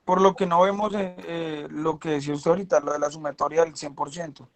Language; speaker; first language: Spanish; native; Spanish